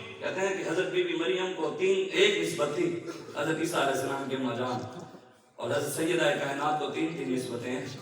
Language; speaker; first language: Urdu; non-native, local second language; Punjabi